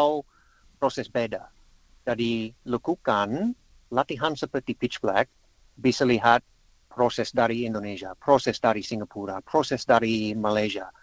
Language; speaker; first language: Indonesian; non-native, learner; English